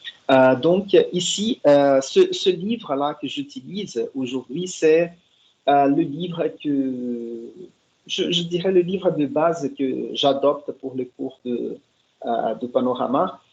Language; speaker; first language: French; non-native, fluent; Portuguese